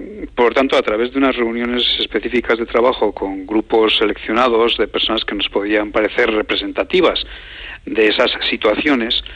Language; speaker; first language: Spanish; native; Spanish